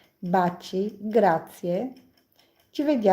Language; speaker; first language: Italian; non-native, learner; Polish